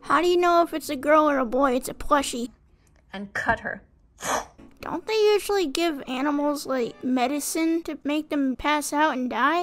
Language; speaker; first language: English; native; English